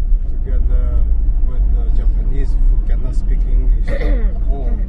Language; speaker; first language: English; non-native, learner; Indonesian